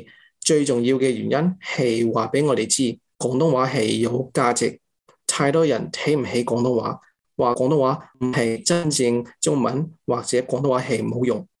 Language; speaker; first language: Cantonese; early bilingual, heritage; English